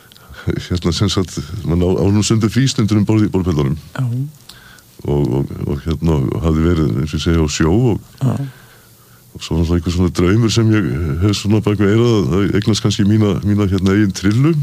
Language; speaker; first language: Icelandic; native; Icelandic